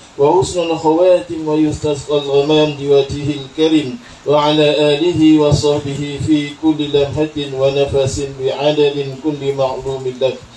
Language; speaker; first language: Arabic; non-native, fluent; Malay